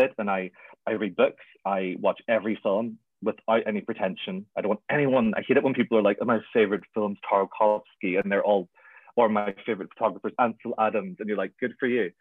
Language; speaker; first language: English; native; English